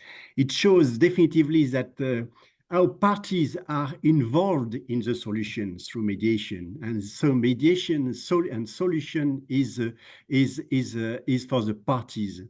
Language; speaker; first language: English; non-native, fluent; French